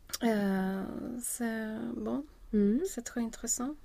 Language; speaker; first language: French; non-native, learner; Swedish